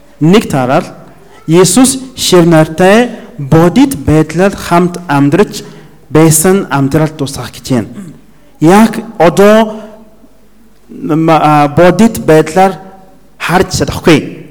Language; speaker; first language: Mongolian; non-native, fluent; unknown